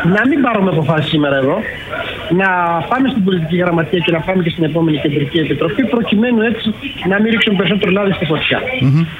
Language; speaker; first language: Greek; native; Greek